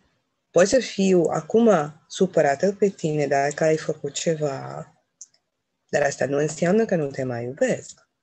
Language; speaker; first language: Romanian; non-native, local second language; Hungarian